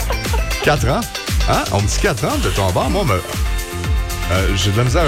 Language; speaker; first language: French; native; French